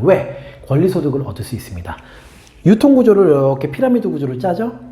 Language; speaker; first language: Korean; native; Korean